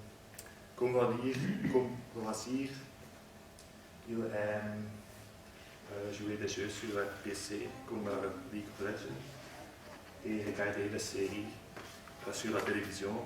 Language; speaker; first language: French; non-native, learner; Dutch